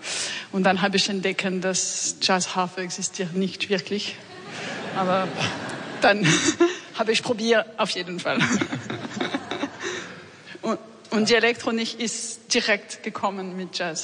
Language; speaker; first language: German; non-native, learner; French